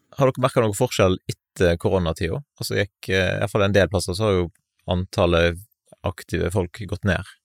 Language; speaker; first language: Norwegian; native; Norwegian